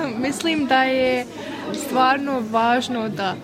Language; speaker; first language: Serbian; early bilingual, heritage; Bosnian